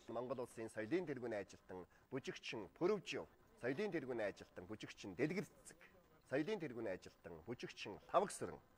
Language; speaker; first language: Mongolian; native; Mongolian